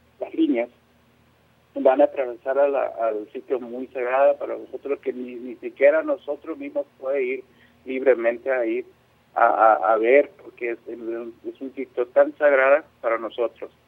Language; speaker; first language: Spanish; non-native, local second language; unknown